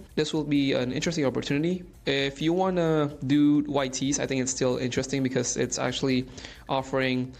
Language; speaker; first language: English; non-native, fluent; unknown